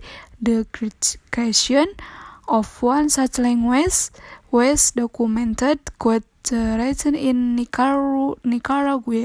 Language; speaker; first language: English; non-native, learner; Indonesian